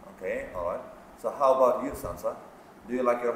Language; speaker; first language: English; non-native, fluent; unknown